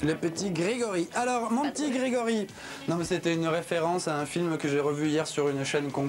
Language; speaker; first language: French; native; French